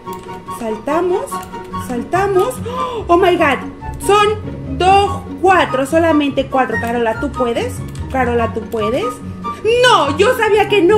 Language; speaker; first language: Spanish; native; Spanish